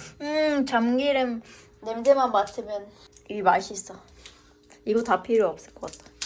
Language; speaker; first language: Korean; non-native, fluent; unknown